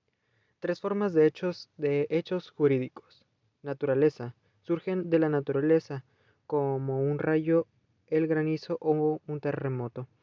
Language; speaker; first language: Spanish; native; Spanish